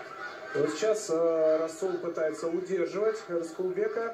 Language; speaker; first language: Russian; native; Russian